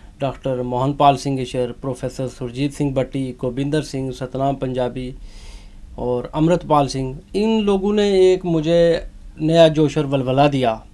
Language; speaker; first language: Urdu; non-native, local second language; Punjabi